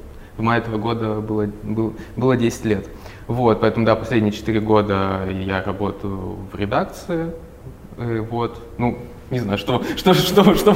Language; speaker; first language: Russian; native; Russian